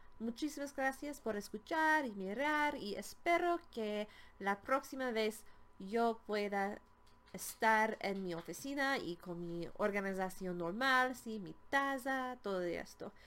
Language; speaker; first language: Spanish; non-native, fluent; English